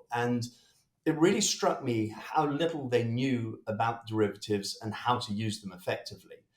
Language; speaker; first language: English; native; English